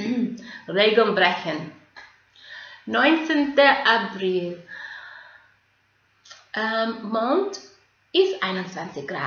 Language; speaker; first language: German; non-native, fluent; English